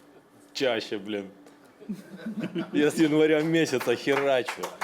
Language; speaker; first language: Russian; native; Russian